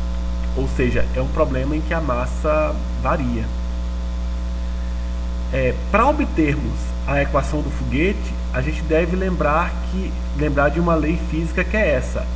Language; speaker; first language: Portuguese; native; Portuguese